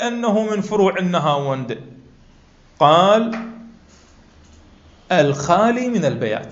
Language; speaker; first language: Arabic; native; Arabic